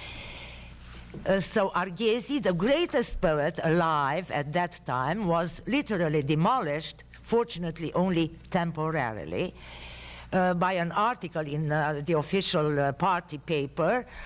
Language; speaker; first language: English; non-native, fluent; Romanian